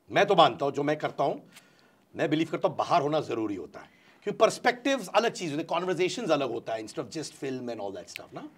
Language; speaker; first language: Hindi; non-native, local second language; Tamil